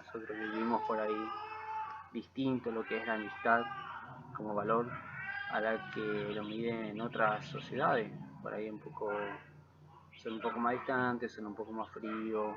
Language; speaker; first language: Spanish; native; Spanish